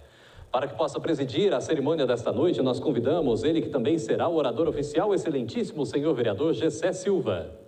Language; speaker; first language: Portuguese; native; Portuguese